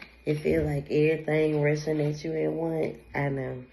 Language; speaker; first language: English; native; English